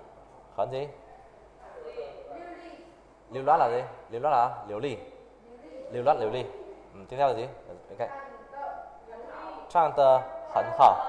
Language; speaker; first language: Chinese; non-native, fluent; Vietnamese